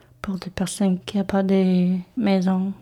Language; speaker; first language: French; non-native, local second language; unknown